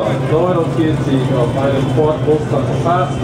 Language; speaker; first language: German; native; German